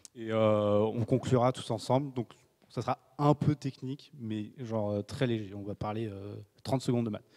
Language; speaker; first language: French; native; French